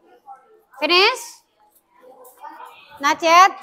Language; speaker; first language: English; non-native, learner; Indonesian